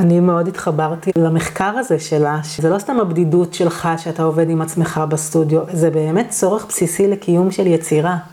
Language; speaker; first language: Hebrew; native; Hebrew